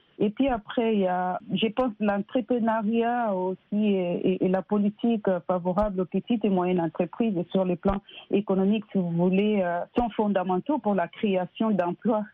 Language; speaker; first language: French; non-native, local second language; Lingala